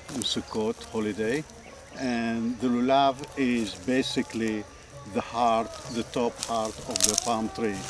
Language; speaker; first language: English; non-native, fluent; Arabic